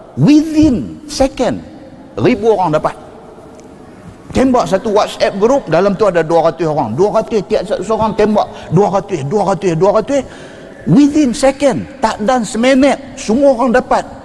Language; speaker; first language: Malay; native; Malay